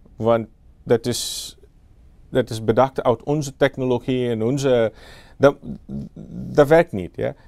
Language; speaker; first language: Dutch; non-native, fluent; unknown